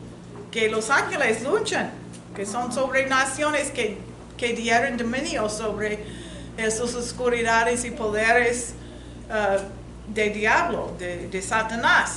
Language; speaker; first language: Spanish; non-native, learner; English